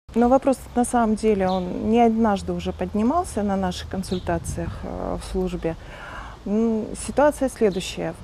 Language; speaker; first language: Russian; native; Russian